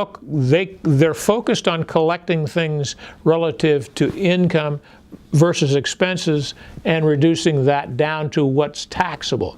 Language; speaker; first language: English; native; English